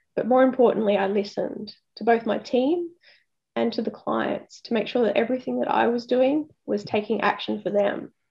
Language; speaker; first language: English; native; English